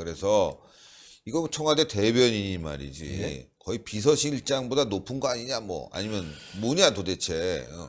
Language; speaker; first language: Korean; native; Korean